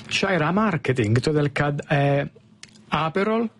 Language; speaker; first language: Lithuanian; non-native, learner; Italian